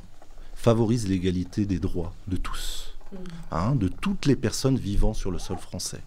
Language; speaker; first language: French; native; French